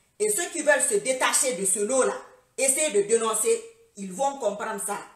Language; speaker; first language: French; non-native, local second language; Fula